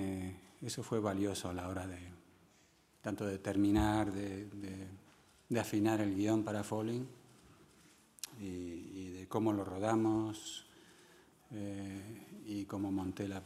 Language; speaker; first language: Spanish; early bilingual, other home language; English